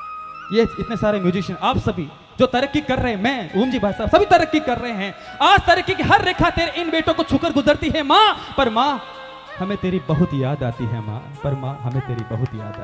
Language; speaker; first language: Hindi; native; Hindi